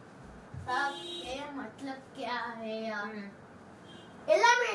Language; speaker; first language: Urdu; non-native, local second language; Tamil